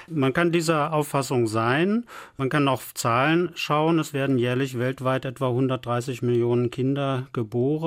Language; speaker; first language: German; native; German